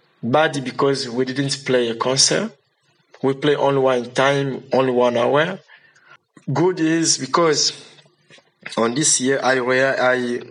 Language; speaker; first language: English; non-native, learner; Lingala